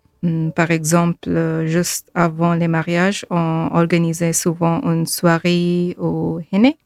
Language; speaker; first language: French; non-native, learner; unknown